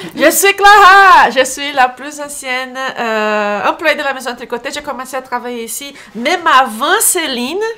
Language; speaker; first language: French; non-native, fluent; Portuguese